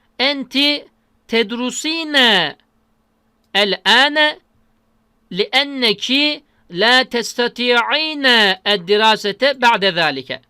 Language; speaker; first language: Arabic; non-native, fluent; Turkish